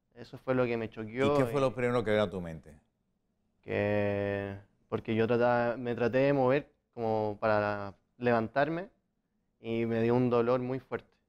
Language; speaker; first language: Spanish; native; Spanish